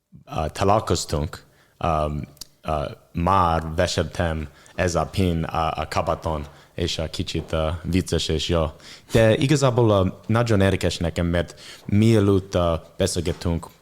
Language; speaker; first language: Hungarian; non-native, learner; English